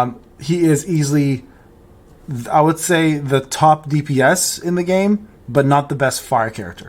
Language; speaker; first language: English; native; English